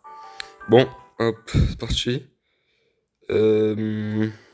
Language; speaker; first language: French; native; French